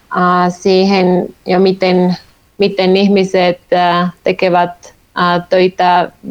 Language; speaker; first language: Finnish; non-native, fluent; Spanish